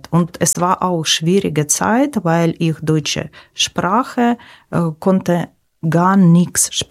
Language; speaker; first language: German; non-native, learner; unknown